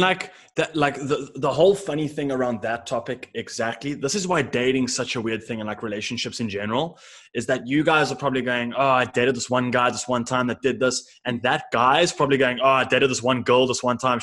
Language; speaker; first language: English; native; English